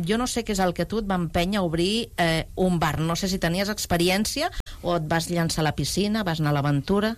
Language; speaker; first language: Catalan; native; Catalan